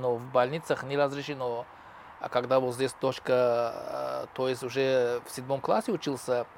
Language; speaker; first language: Russian; non-native, local second language; Tajik